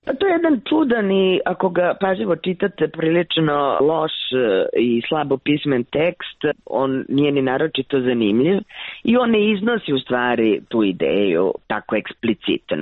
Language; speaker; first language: Croatian; native; Croatian